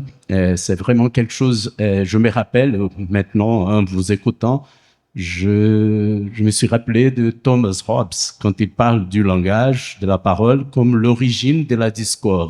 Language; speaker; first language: French; non-native, fluent; Portuguese